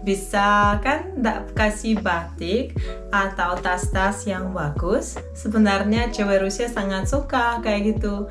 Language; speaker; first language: Indonesian; non-native, fluent; Russian